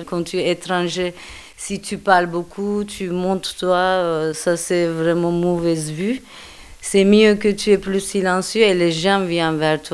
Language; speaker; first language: French; non-native, learner; Turkish